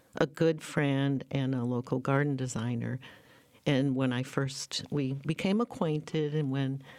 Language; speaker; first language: English; native; English